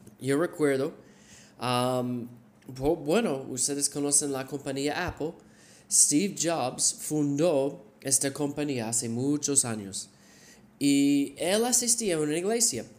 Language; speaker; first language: Spanish; non-native, fluent; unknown